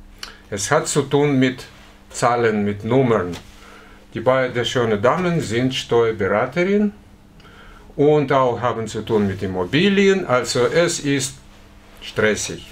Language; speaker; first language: German; non-native, fluent; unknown